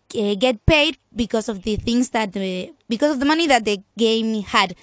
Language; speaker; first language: English; non-native, fluent; Spanish